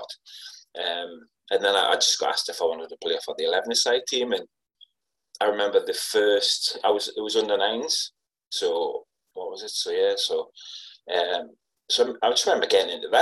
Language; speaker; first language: English; native; English